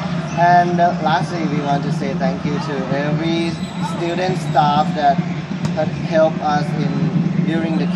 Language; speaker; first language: English; non-native, learner; Thai